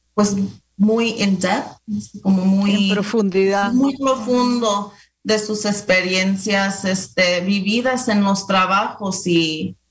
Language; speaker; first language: Spanish; early bilingual, heritage; Spanish